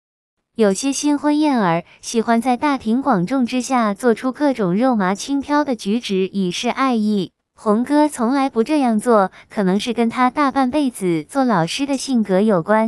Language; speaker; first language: Chinese; non-native, fluent; Vietnamese